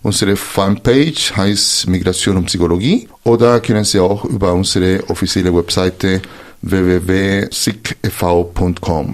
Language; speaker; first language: German; non-native, fluent; Spanish